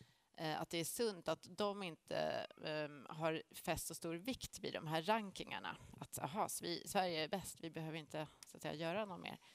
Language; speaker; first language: Swedish; native; Swedish